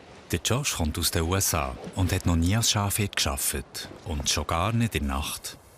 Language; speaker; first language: German; native; German